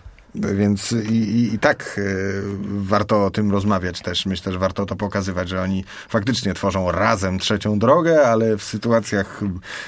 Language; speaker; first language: Polish; native; Polish